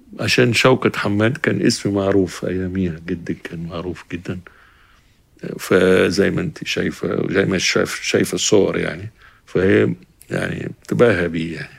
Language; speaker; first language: Arabic; native; Arabic